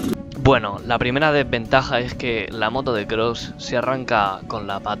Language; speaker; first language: Spanish; native; Spanish